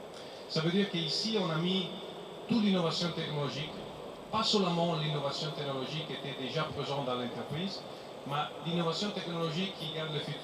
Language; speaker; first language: French; non-native, fluent; Italian